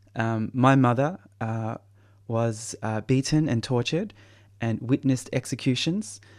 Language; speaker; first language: English; native; English